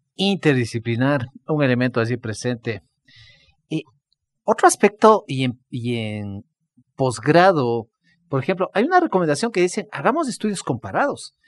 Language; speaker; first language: Spanish; native; Spanish